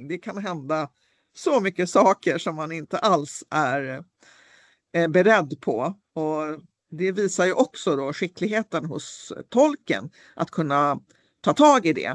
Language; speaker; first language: Swedish; native; Swedish